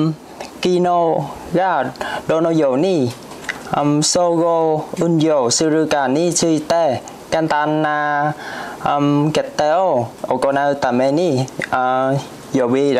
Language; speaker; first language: Japanese; non-native, learner; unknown